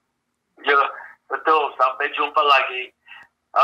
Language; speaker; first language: Indonesian; non-native, fluent; English